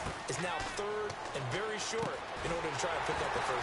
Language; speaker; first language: English; native; English